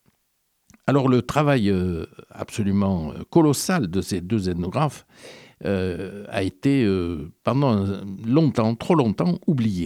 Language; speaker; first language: French; native; French